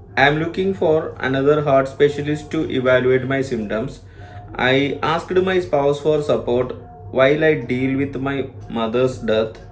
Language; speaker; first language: English; non-native, local second language; Malayalam